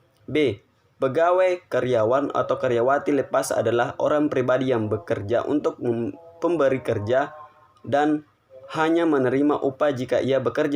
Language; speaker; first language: Indonesian; native; Indonesian